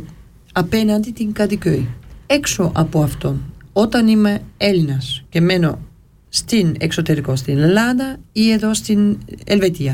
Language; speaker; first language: Greek; early bilingual, heritage; Greek